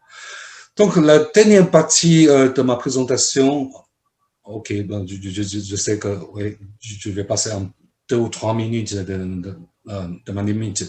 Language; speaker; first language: French; non-native, fluent; Chinese